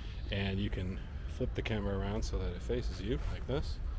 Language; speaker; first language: English; native; English